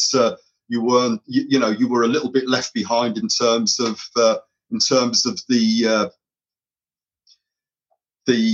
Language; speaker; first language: English; native; English